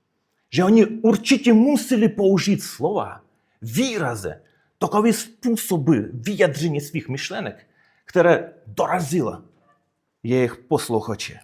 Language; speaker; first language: Czech; non-native, fluent; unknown